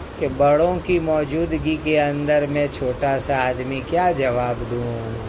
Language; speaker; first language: Urdu; non-native, local second language; Gujarati